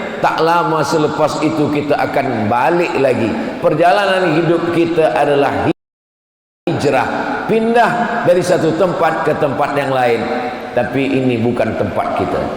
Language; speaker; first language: Malay; native; Malay